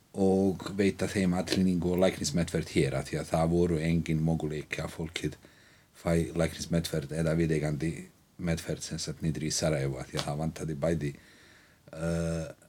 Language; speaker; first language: Icelandic; non-native, fluent; Bosnian